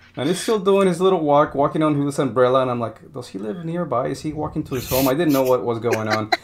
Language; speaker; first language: English; non-native, fluent; Spanish